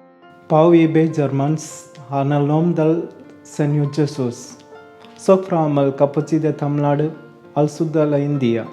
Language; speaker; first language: Catalan; non-native, learner; Tamil